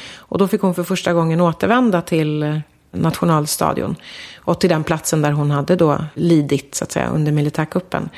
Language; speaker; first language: Swedish; early bilingual, other home language; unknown